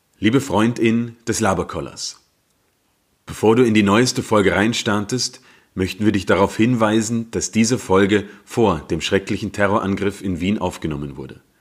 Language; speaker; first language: German; native; German